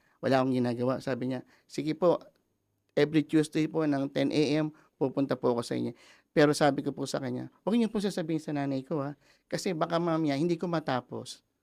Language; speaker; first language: Filipino; native; Filipino